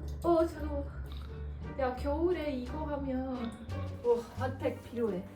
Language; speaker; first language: Korean; non-native, learner; Dutch